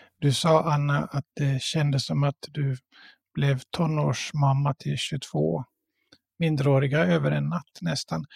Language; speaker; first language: Swedish; native; Swedish